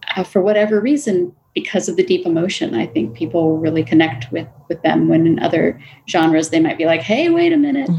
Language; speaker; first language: English; native; English